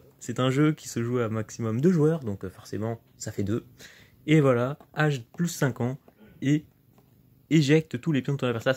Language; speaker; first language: French; native; French